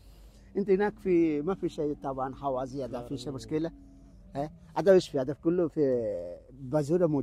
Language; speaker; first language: Arabic; non-native, learner; Bangla